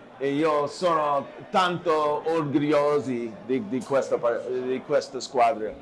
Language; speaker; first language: Italian; non-native, learner; English